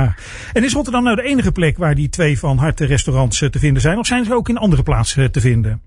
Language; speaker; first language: Dutch; native; Dutch